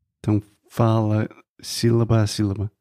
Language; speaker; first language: Portuguese; non-native, fluent; English